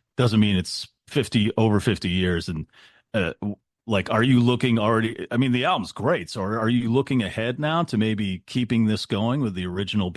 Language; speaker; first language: English; native; English